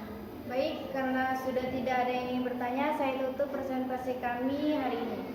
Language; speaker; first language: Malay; non-native, local second language; Madurese